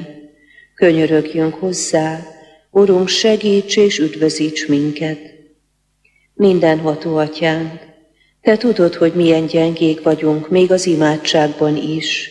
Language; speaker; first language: Hungarian; native; Hungarian